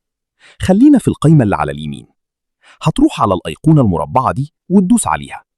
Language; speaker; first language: Arabic; native; Arabic